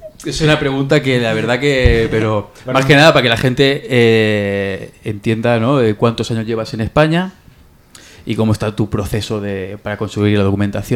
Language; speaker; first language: Spanish; native; Spanish